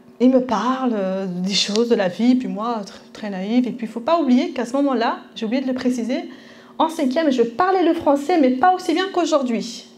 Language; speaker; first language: French; early bilingual, other home language; Spanish